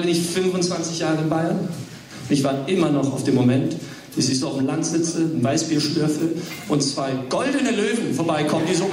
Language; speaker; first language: German; early bilingual, other home language; English